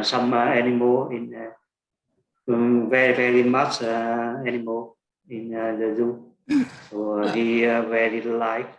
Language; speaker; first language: English; non-native, learner; Vietnamese